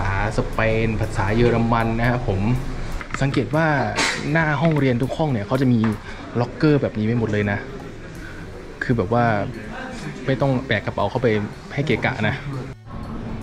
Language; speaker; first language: Thai; native; Thai